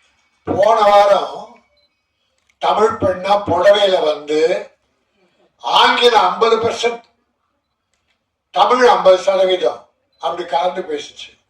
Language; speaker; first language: Tamil; native; Tamil